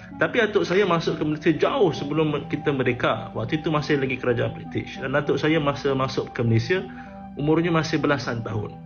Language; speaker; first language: Malay; native; Malay